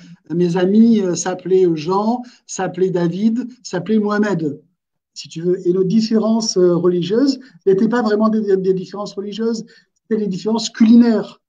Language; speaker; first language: French; native; French